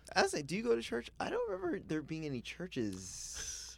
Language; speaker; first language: English; native; English